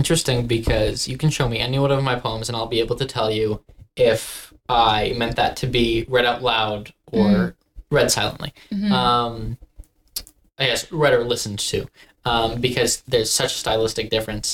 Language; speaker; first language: English; native; English